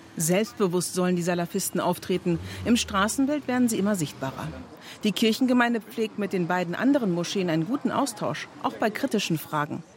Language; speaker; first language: German; native; German